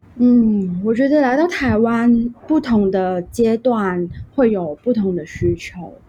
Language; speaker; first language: Chinese; non-native, local second language; Cantonese